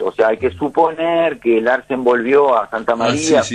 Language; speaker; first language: Spanish; native; Spanish